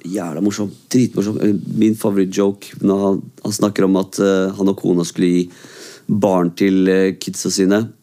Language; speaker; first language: Norwegian; early bilingual, other home language; Kurdish